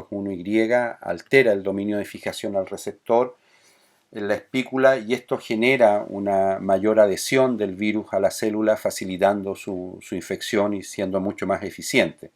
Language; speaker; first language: Spanish; native; Spanish